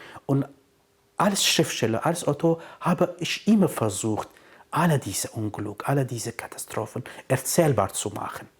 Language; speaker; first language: German; non-native, fluent; Kurdish